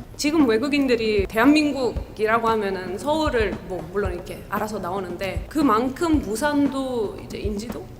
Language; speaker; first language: Korean; non-native, fluent; Ukrainian